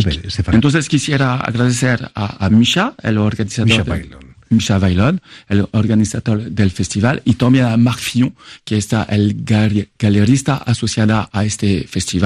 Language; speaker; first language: Spanish; non-native, fluent; French